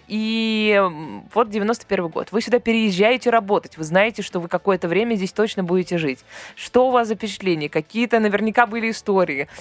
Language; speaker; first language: Russian; native; Russian